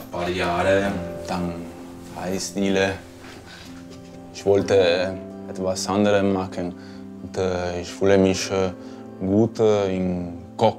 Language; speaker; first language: German; non-native, learner; Italian